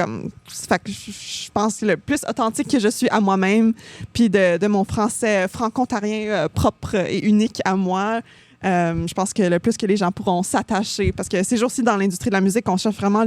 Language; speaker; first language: French; native; French